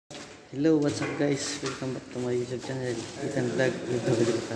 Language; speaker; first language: English; non-native, learner; Filipino